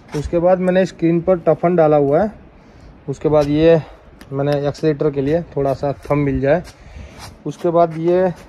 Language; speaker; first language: Hindi; non-native, local second language; Gujarati